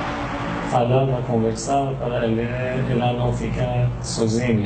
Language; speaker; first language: Portuguese; non-native, learner; Persian